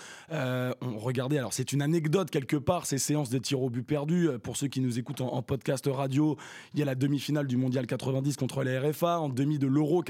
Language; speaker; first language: French; native; French